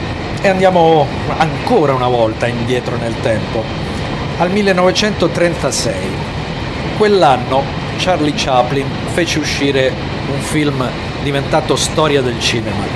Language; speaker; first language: Italian; native; Italian